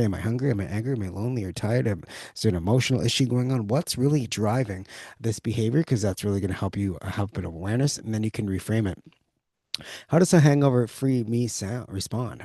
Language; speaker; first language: English; native; English